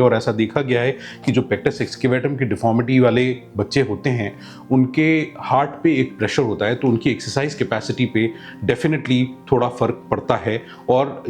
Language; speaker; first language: Hindi; native; Hindi